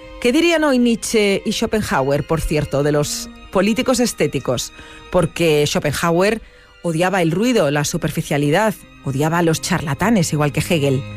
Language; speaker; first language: Spanish; native; Spanish